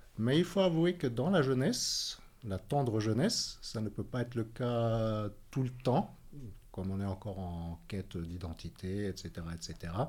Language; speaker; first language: French; early bilingual, heritage; French